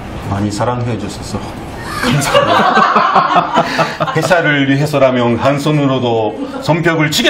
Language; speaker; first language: Korean; early bilingual, heritage; Korean